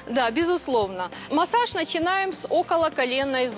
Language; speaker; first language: Russian; native; Russian